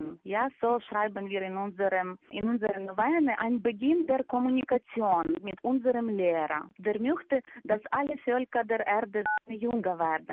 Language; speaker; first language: German; non-native, fluent; Ukrainian